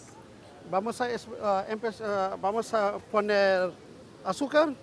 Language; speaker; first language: Spanish; non-native, learner; English